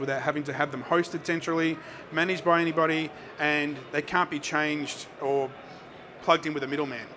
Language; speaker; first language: English; native; English